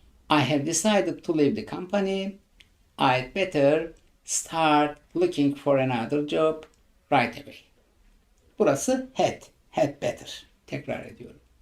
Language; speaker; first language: English; non-native, fluent; Turkish